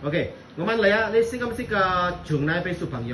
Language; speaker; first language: Chinese; native; Chinese